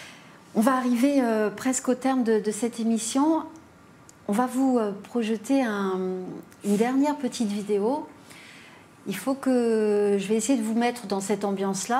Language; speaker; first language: French; native; French